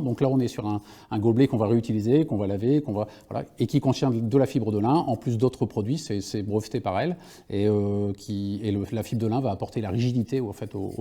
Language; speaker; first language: French; native; French